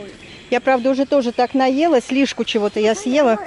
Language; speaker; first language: Russian; native; Russian